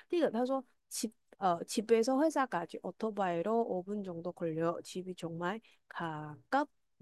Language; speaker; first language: Korean; non-native, fluent; Chinese